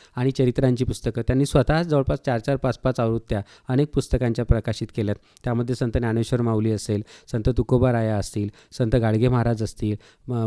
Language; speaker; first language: Marathi; native; Marathi